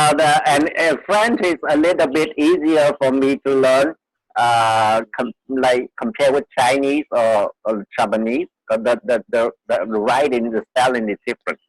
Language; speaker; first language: English; non-native, fluent; Vietnamese